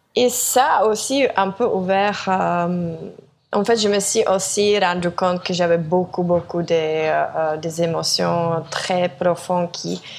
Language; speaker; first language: French; non-native, fluent; Czech